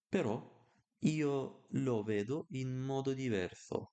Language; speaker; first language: Italian; non-native, learner; Bulgarian